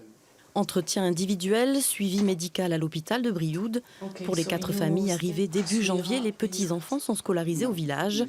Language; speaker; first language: French; native; French